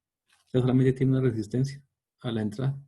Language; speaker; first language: Spanish; native; Spanish